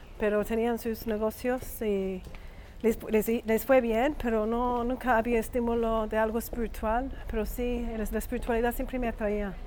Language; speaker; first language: Spanish; non-native, fluent; English